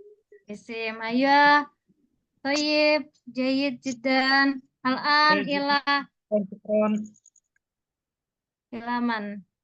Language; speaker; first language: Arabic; non-native, fluent; Indonesian